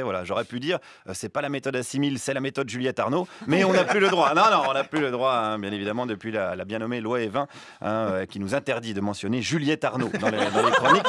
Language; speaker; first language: French; native; French